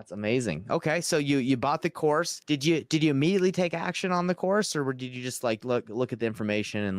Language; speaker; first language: English; native; English